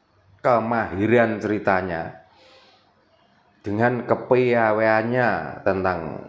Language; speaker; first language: Indonesian; native; Indonesian